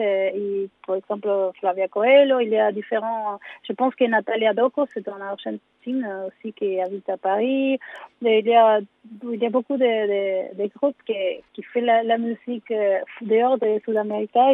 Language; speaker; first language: French; non-native, learner; Spanish